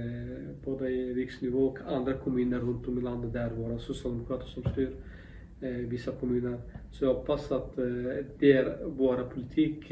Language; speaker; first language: Swedish; non-native, local second language; Kurdish